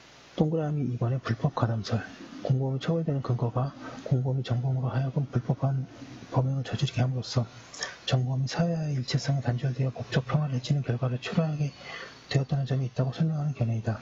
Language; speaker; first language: Korean; native; Korean